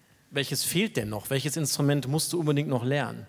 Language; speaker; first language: German; native; German